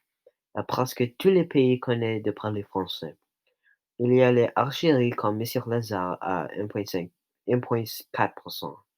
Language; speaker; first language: French; non-native, local second language; English